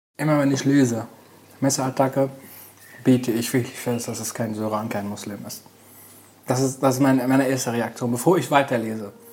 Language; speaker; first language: German; non-native, fluent; Arabic